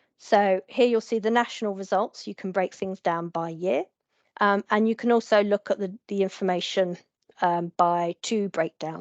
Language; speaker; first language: English; native; English